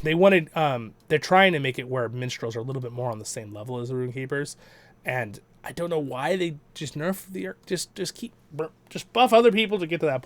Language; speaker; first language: English; native; English